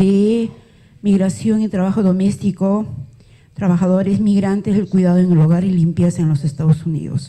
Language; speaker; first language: Spanish; native; Spanish